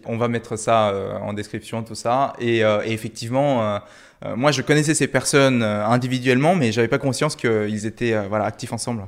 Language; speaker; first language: French; early bilingual, other home language; Korean